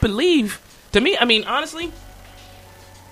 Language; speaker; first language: English; native; English